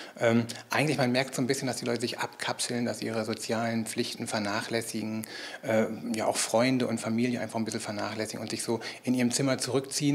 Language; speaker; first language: German; native; German